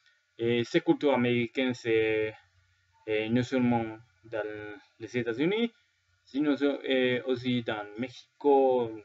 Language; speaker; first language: French; non-native, learner; Spanish